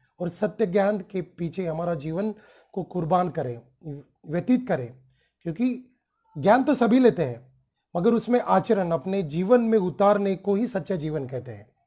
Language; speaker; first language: Hindi; non-native, local second language; Marathi